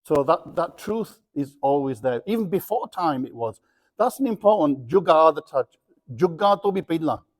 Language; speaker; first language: English; early bilingual, other home language; Punjabi